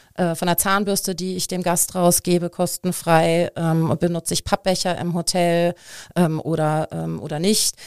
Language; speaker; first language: German; native; German